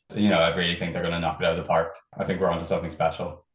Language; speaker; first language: English; native; English